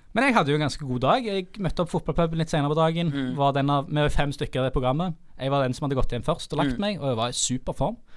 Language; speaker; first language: Norwegian; native; Norwegian